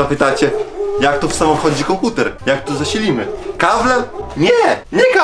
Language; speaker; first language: Polish; native; Polish